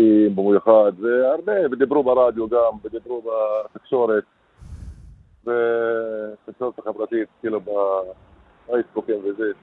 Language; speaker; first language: Hebrew; non-native, local second language; Arabic